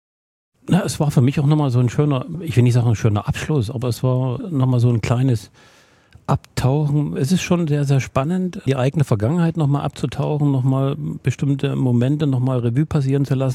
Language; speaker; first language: German; native; German